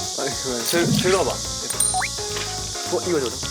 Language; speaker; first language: Korean; non-native, learner; Japanese